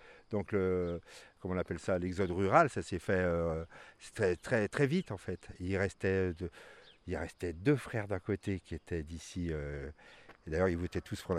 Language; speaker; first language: French; native; French